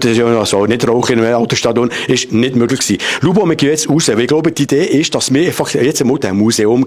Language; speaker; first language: German; native; German